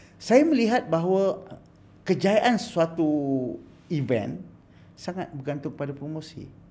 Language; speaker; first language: Malay; native; Malay